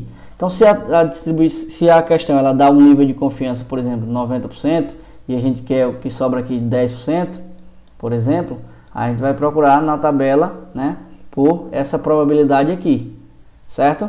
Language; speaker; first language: Portuguese; native; Portuguese